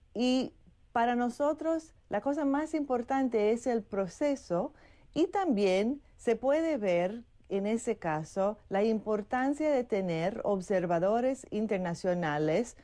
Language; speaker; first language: Spanish; non-native, fluent; English